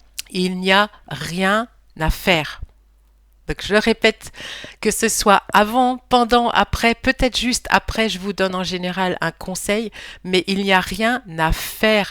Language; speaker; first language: French; native; French